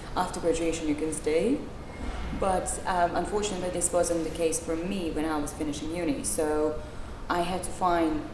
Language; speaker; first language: English; non-native, fluent; Serbian